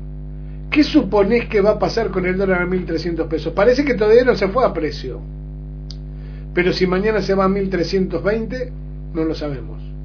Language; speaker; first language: Spanish; native; Spanish